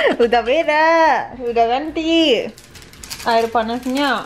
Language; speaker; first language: Indonesian; non-native, learner; Japanese